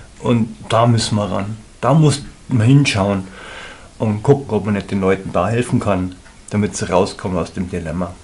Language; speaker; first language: German; native; German